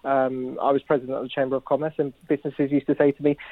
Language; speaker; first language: English; native; English